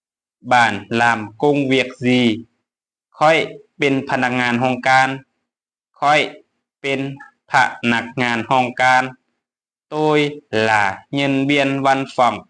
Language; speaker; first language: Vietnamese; non-native, fluent; Lao